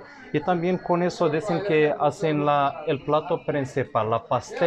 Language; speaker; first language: Spanish; non-native, fluent; Arabic